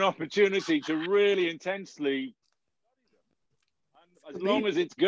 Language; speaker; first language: English; native; English